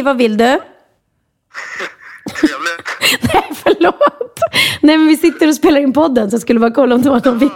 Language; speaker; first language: Swedish; native; Swedish